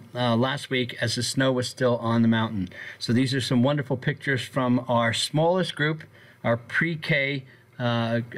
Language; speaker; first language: English; native; English